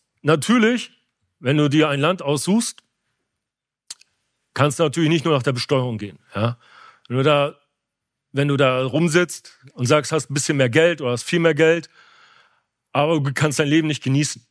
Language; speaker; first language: German; native; German